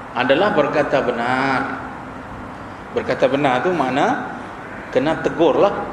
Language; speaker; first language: Malay; native; Malay